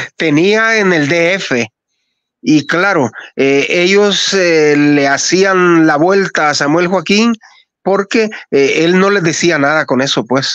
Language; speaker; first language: Spanish; native; Spanish